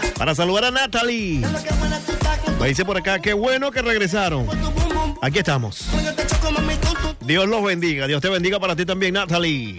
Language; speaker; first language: Spanish; native; Spanish